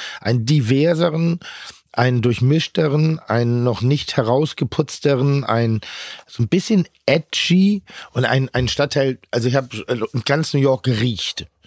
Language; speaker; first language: German; native; German